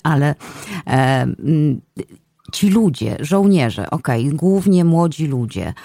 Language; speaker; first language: Polish; native; Polish